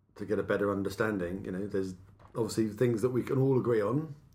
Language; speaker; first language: English; native; English